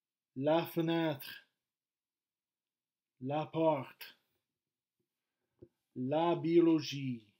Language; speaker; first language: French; non-native, fluent; English